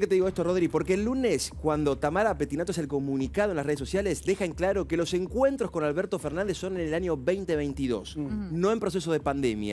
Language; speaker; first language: Spanish; native; Spanish